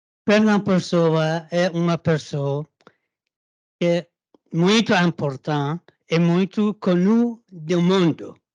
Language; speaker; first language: Portuguese; non-native, learner; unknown